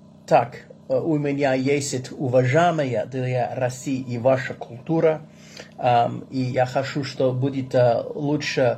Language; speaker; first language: Russian; non-native, learner; English